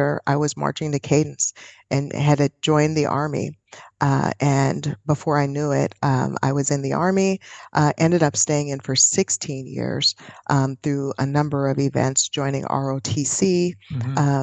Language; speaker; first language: English; native; English